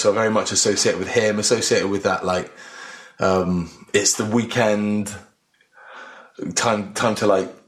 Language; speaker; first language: English; native; English